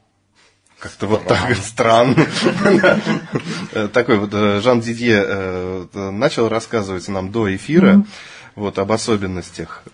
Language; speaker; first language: Russian; native; Russian